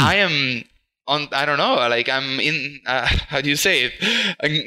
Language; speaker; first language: English; non-native, fluent; Italian